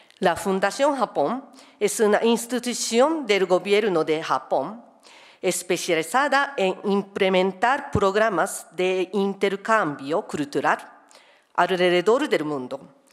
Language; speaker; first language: Spanish; non-native, fluent; Japanese